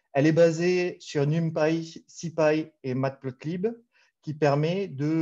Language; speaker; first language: French; native; French